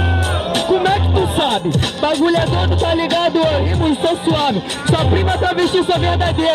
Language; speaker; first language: Portuguese; native; Portuguese